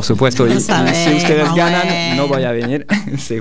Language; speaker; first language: Spanish; non-native, fluent; French